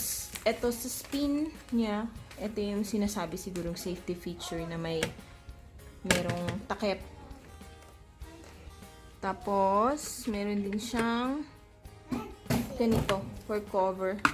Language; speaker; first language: Filipino; native; Filipino